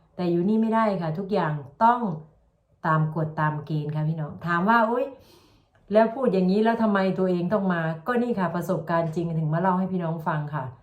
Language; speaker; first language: Thai; native; Thai